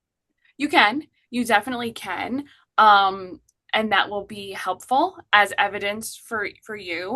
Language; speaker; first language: English; native; English